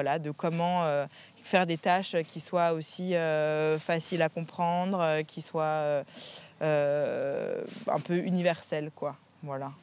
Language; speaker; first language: French; native; French